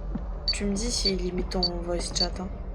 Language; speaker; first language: French; native; French